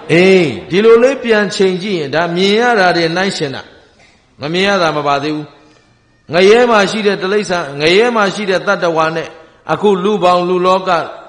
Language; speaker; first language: Burmese; native; Burmese